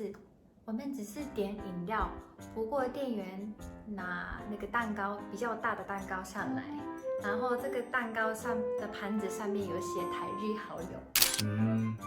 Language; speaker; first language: Chinese; non-native, fluent; Japanese